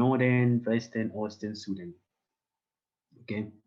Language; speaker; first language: German; non-native, learner; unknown